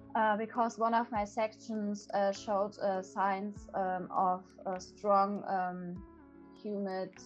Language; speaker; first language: English; non-native, fluent; German